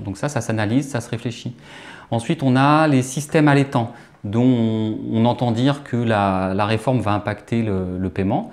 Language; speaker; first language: French; native; French